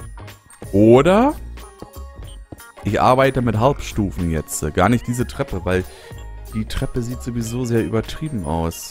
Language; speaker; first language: German; native; German